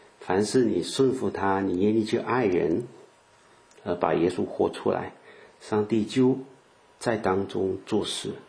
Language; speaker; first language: Chinese; native; Chinese